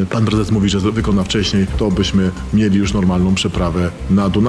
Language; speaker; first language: Polish; native; Polish